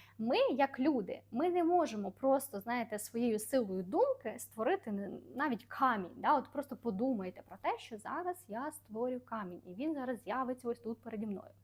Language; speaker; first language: Ukrainian; non-native, local second language; Russian